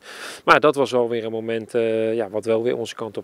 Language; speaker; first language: Dutch; native; Dutch